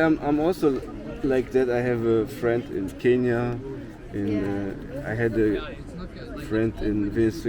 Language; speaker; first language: English; non-native, fluent; German